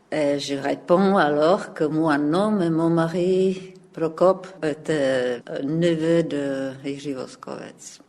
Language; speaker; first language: French; non-native, fluent; Czech